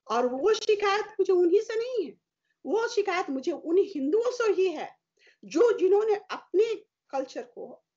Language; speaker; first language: Hindi; native; Hindi